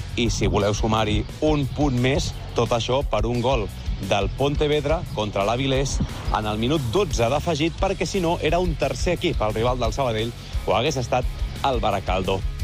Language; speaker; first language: Catalan; native; Catalan